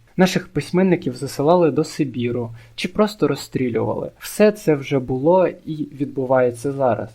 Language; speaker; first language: Ukrainian; non-native, local second language; Russian